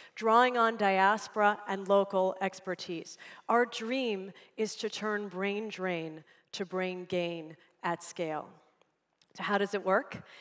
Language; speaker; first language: English; native; English